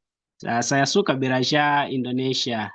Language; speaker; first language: Indonesian; non-native, learner; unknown